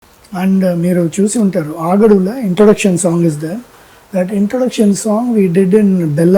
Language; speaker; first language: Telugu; non-native, fluent; Tamil